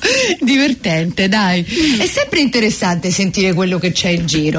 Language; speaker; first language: Italian; native; Italian